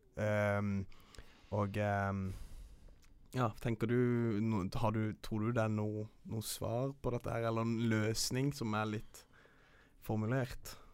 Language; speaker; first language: Norwegian; early bilingual, other home language; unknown